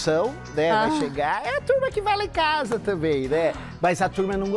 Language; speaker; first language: Portuguese; native; Portuguese